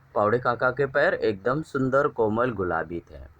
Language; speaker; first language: Hindi; non-native, local second language; Marathi